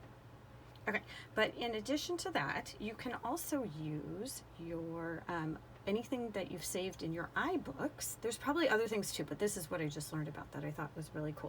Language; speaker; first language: English; native; English